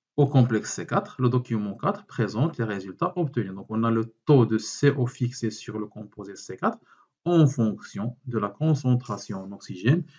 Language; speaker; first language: French; non-native, local second language; Arabic